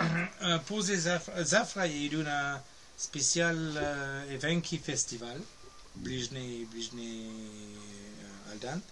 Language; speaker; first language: Russian; non-native, learner; English